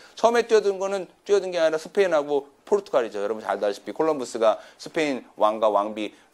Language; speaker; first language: Korean; native; Korean